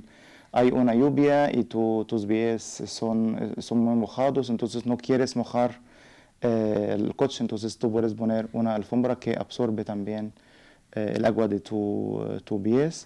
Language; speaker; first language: Spanish; non-native, learner; Arabic